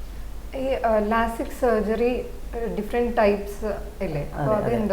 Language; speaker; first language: Malayalam; native; Malayalam